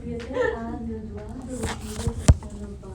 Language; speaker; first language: French; non-native, learner; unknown